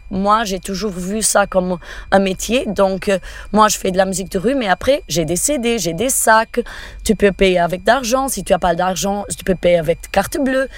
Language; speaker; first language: French; non-native, fluent; Portuguese